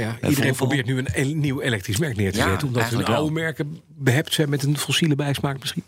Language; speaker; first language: Dutch; native; Dutch